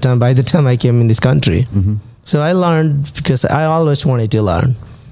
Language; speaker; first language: English; non-native, local second language; Nepali